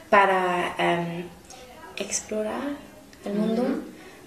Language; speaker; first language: Spanish; non-native, learner; English